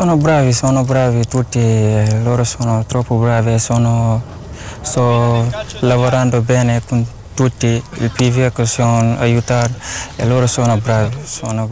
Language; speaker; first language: Italian; non-native, learner; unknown